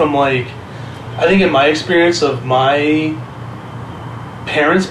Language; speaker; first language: English; native; English